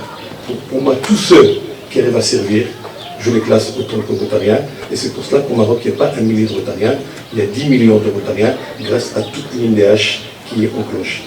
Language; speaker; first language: French; non-native, local second language; Arabic